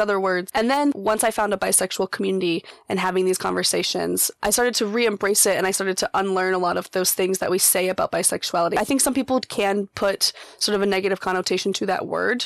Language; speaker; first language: English; native; English